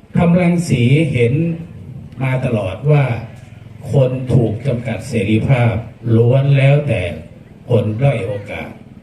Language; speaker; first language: Thai; native; Thai